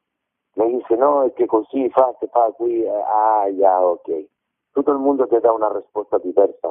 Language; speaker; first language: Italian; non-native, learner; Spanish